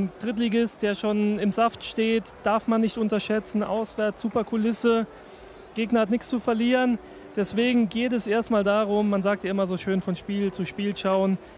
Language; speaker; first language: German; native; German